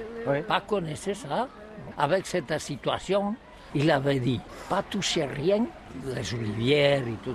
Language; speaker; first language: French; non-native, learner; Catalan